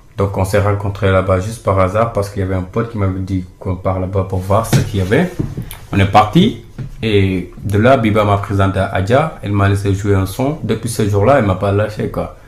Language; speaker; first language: French; non-native, local second language; Wolof